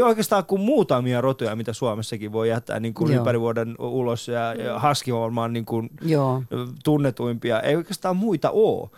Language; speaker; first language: Finnish; early bilingual, other home language; Persian